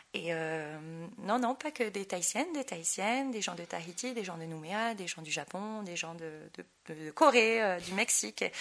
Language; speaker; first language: French; native; French